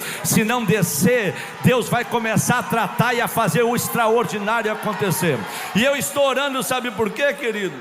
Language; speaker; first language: Portuguese; native; Portuguese